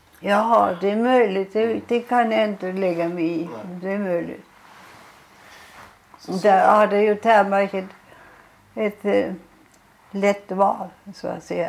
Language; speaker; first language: Swedish; non-native, fluent; German